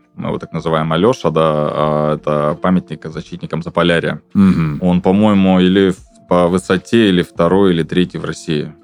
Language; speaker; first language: Russian; native; Russian